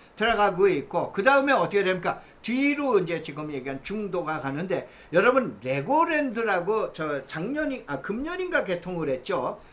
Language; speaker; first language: Korean; native; Korean